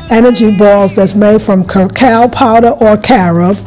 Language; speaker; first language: English; native; English